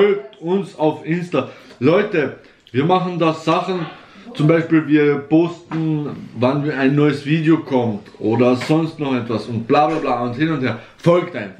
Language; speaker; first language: German; native; German